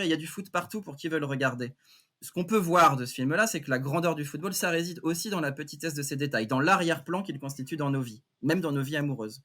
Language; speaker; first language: French; native; French